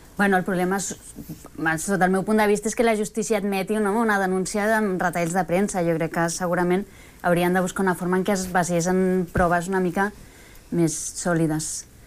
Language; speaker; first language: Catalan; early bilingual, other home language; Spanish